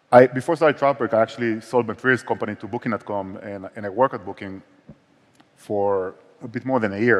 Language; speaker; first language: English; non-native, fluent; Hebrew